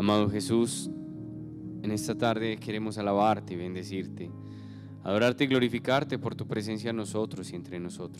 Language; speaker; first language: Spanish; native; Spanish